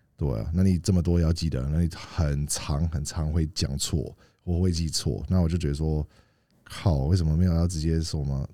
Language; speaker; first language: Chinese; non-native, fluent; English